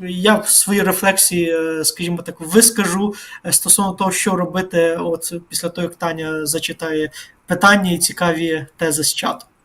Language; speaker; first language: Ukrainian; native; Ukrainian